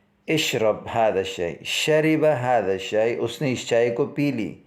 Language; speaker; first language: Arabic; non-native, fluent; Urdu